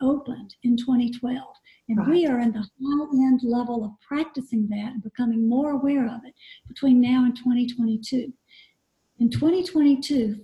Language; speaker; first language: English; native; English